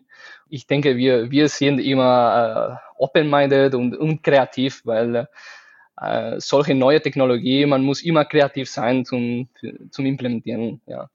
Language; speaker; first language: German; non-native, fluent; Spanish